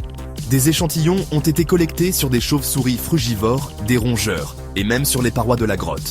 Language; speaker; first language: French; native; French